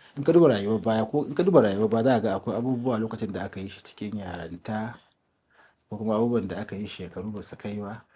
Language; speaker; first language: Hausa; native; Hausa